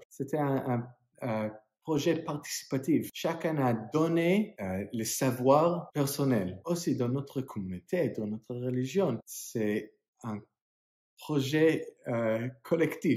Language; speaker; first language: French; non-native, fluent; English